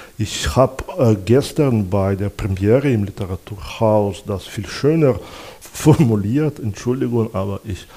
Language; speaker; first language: German; non-native, fluent; Belarusian